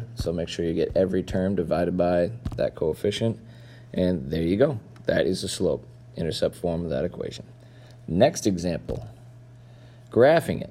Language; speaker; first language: English; native; English